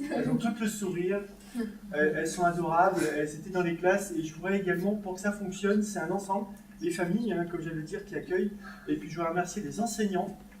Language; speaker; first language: French; native; French